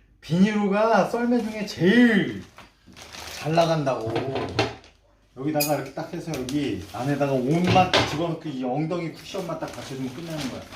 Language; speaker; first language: Korean; native; Korean